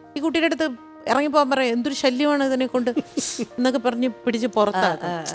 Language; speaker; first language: Malayalam; native; Malayalam